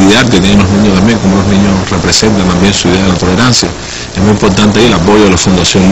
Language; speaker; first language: Spanish; native; Spanish